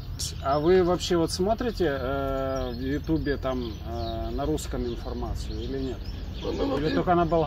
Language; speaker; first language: Russian; native; Russian